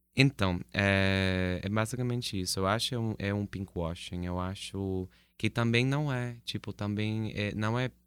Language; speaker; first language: Portuguese; non-native, fluent; English